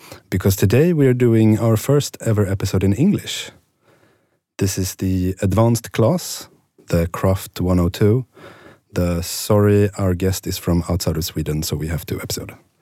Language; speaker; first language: English; non-native, fluent; Swedish